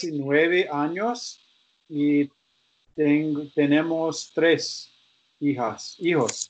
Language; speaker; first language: Spanish; non-native, learner; English